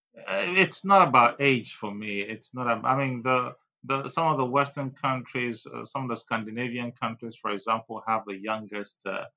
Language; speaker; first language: English; non-native, local second language; Ewe